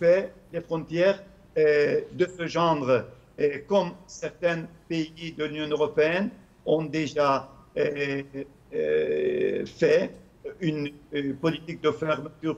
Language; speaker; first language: French; non-native, fluent; Turkish